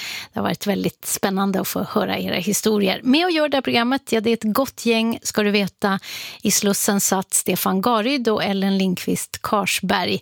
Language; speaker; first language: Swedish; native; Swedish